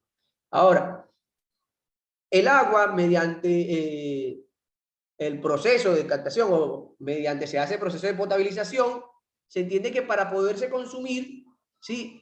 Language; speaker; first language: Spanish; native; Spanish